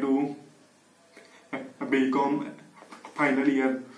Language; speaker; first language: English; non-native, learner; Punjabi